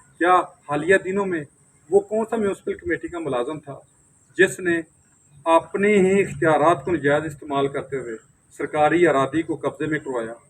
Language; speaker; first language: Urdu; non-native, local second language; Punjabi